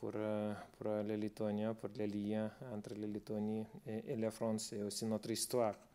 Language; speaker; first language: French; non-native, fluent; Lithuanian